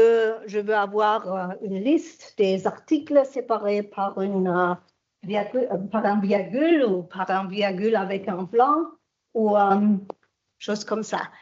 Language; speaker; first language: French; non-native, fluent; German